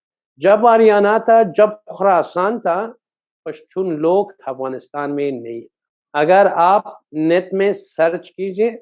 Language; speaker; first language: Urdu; non-native, fluent; Persian